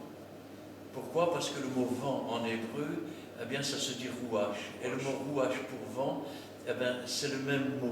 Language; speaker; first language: French; native; French